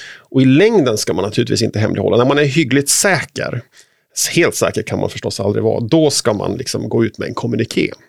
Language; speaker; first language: Swedish; native; Swedish